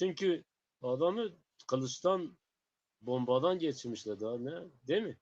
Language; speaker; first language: Turkish; non-native, local second language; Zaza